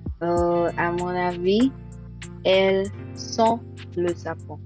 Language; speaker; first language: French; non-native, learner; Yoruba